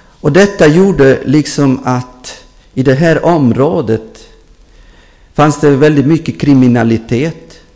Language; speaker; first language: Swedish; non-native, fluent; Spanish